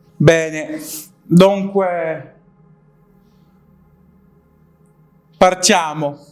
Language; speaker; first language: Italian; non-native, learner; French